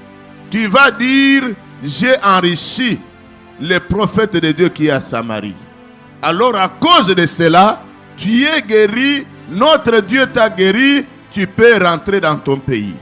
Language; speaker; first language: French; non-native, local second language; Lingala